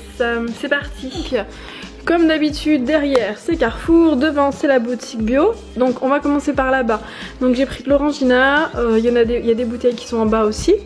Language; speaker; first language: French; native; French